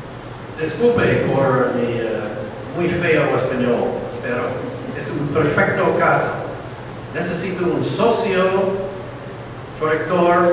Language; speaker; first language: Spanish; non-native, learner; English